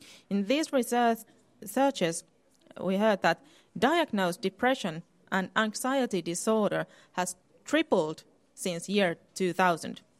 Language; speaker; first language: English; non-native, fluent; Finnish